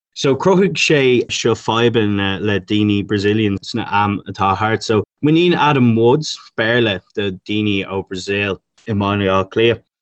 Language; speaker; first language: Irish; non-native, local second language; English